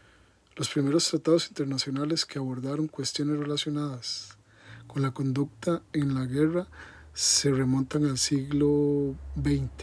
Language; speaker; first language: Spanish; native; Spanish